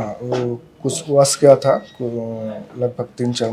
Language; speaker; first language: Hindi; non-native, local second language; Bangla